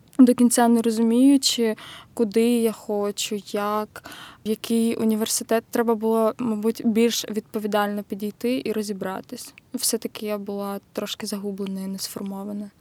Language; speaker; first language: Ukrainian; native; Ukrainian